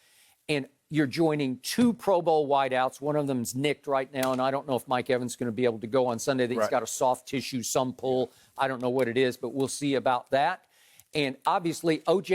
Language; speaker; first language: English; native; English